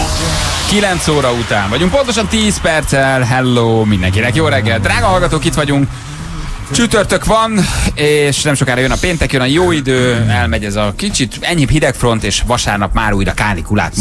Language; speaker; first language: Hungarian; native; Hungarian